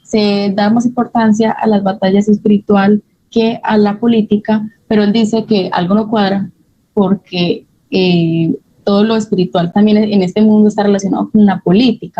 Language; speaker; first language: Spanish; native; Spanish